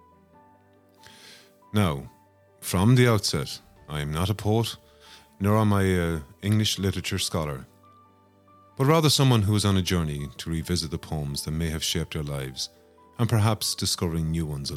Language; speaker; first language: English; native; English